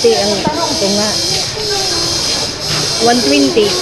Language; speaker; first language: Filipino; non-native, local second language; Waray